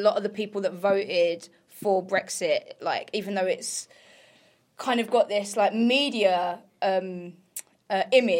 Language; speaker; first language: English; native; English